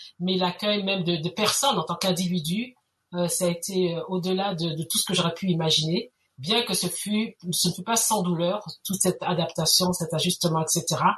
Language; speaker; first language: French; native; French